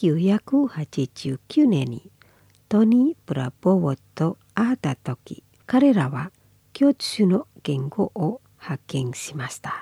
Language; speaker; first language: Japanese; non-native, fluent; Indonesian